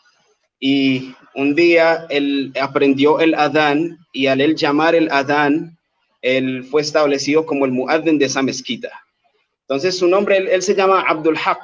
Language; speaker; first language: Spanish; native; Spanish